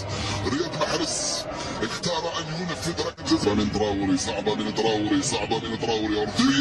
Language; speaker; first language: Arabic; native; Arabic